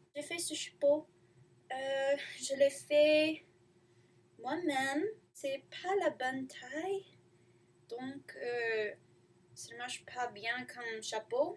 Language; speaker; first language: French; non-native, learner; English